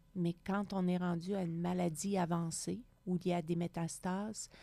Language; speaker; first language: French; native; French